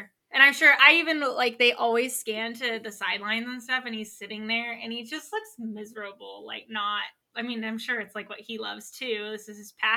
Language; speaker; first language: English; native; English